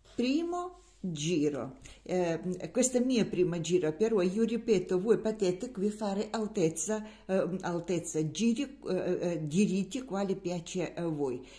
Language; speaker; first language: Italian; non-native, learner; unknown